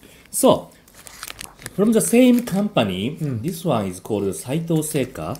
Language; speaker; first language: English; non-native, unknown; Japanese